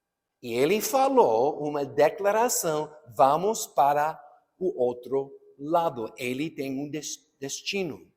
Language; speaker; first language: Portuguese; non-native, fluent; English